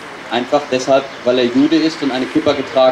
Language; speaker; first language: German; native; German